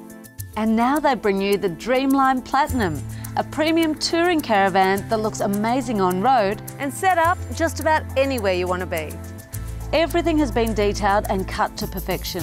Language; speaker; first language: English; native; English